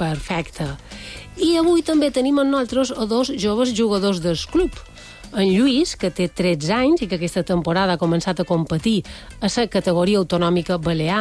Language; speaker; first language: Catalan; native; Catalan